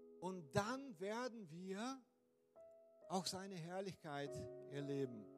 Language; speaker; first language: German; non-native, fluent; Portuguese